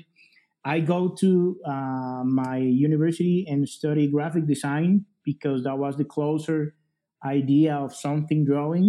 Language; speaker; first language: English; non-native, fluent; Spanish